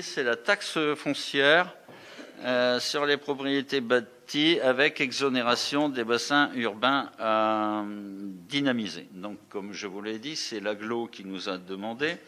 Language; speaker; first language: French; native; French